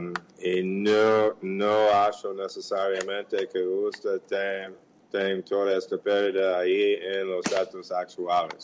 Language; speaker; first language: Portuguese; non-native, fluent; English